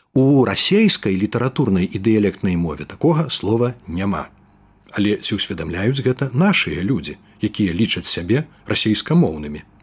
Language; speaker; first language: Belarusian; native; Belarusian